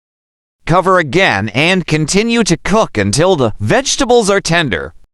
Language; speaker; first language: English; non-native, local second language; Filipino